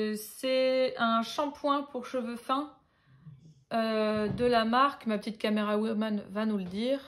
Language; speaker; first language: French; native; French